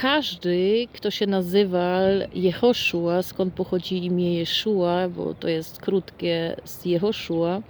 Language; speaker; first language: Polish; non-native, fluent; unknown